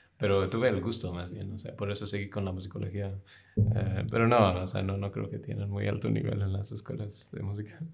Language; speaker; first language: Spanish; non-native, fluent; English